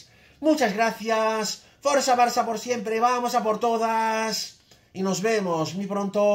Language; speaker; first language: Spanish; native; Spanish